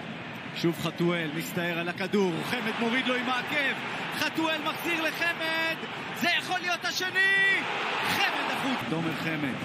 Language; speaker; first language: Hebrew; native; Hebrew